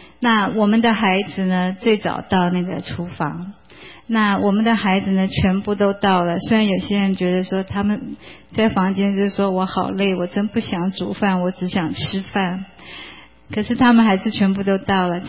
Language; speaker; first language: Chinese; native; Chinese